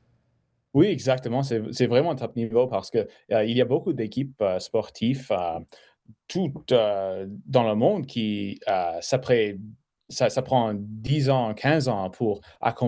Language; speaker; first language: French; non-native, fluent; English